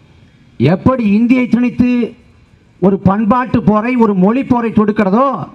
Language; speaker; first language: Tamil; native; Tamil